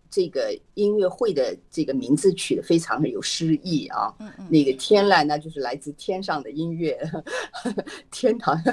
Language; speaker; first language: Chinese; native; Chinese